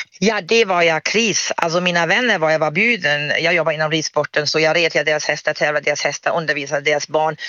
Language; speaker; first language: Swedish; non-native, fluent; German